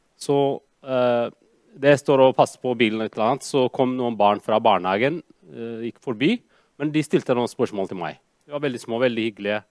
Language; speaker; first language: Norwegian; non-native, fluent; Amharic